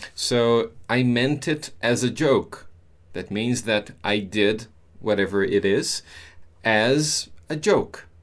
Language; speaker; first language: English; non-native, fluent; Portuguese